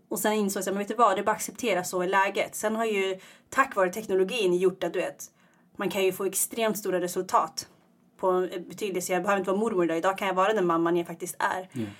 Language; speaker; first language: Swedish; early bilingual, other home language; Tigrinya